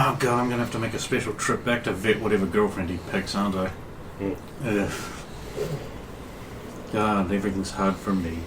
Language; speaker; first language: English; native; English